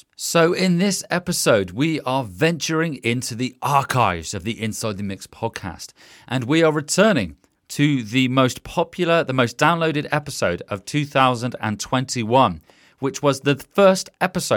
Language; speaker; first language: English; native; English